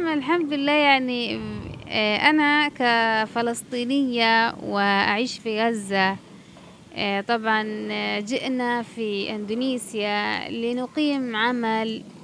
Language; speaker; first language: Arabic; native; Arabic